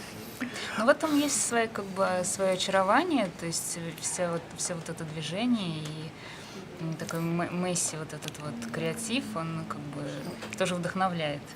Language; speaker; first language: Russian; native; Russian